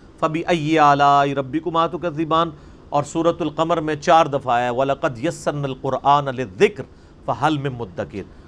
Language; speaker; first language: Urdu; non-native, local second language; Punjabi